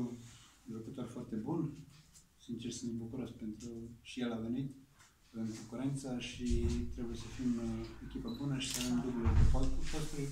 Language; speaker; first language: Romanian; non-native, fluent; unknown